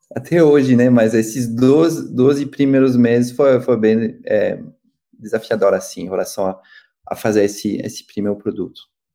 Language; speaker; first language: Portuguese; non-native, fluent; French